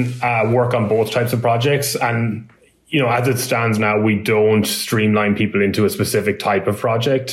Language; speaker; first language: English; native; English